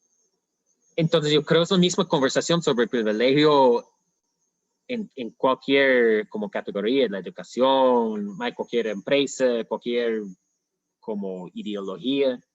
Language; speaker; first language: Spanish; non-native, fluent; English